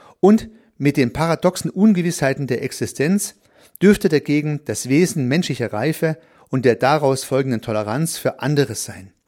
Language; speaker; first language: German; native; German